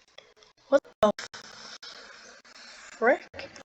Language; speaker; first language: English; native; English